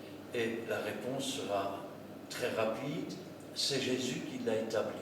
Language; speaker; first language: French; native; French